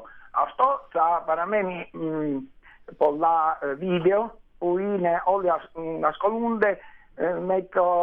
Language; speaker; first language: Greek; non-native, learner; Italian